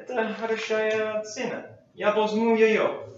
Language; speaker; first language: Russian; non-native, learner; English